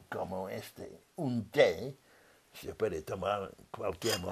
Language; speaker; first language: Spanish; non-native, fluent; English